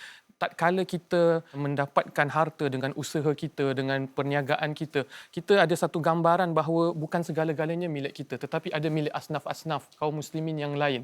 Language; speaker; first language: Malay; native; Malay